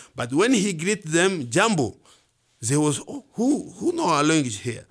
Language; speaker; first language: English; non-native, learner; Swahili